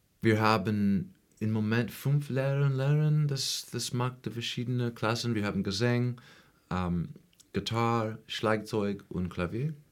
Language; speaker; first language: German; non-native, learner; English